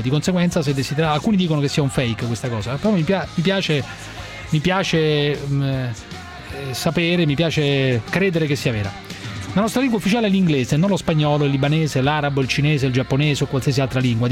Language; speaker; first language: Italian; native; Italian